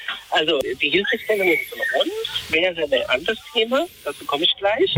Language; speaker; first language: German; non-native, fluent; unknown